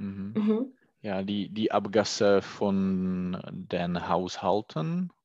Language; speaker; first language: German; non-native, learner; Czech